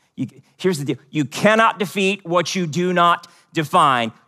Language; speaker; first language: English; native; English